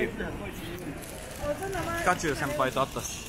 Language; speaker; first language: Japanese; native; Japanese